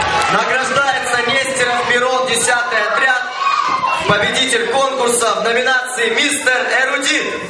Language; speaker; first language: Russian; native; Russian